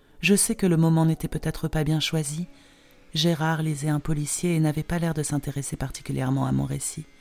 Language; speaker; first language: French; non-native, fluent; Polish